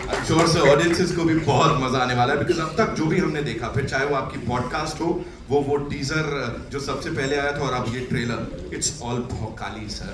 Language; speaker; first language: Hindi; native; Hindi